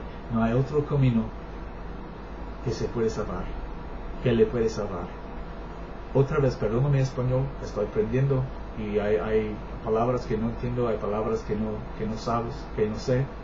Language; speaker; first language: Spanish; non-native, learner; English